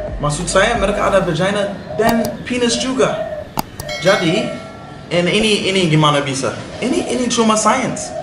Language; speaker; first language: Indonesian; non-native, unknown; English